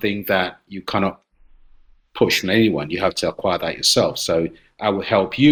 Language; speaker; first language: English; non-native, local second language; Akan